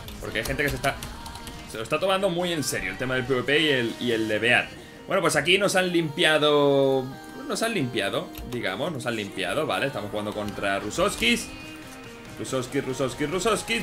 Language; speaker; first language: Spanish; native; Spanish